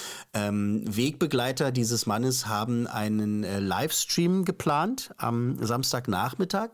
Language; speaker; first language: German; native; German